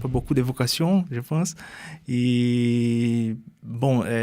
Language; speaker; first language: French; non-native, fluent; Portuguese